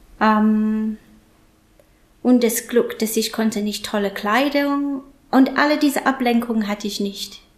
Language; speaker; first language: German; non-native, fluent; English